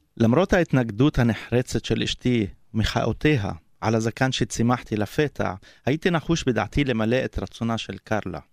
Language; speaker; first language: Hebrew; non-native, local second language; Arabic